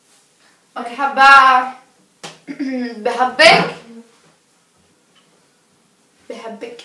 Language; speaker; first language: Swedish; early bilingual, other home language; Arabic